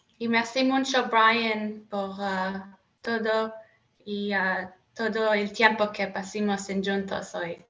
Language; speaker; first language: Spanish; non-native, learner; English